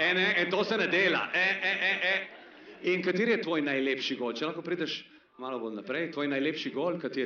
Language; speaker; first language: Slovenian; native; Slovenian